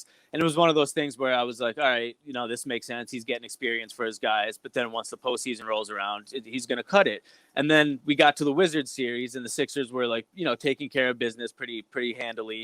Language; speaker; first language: English; native; English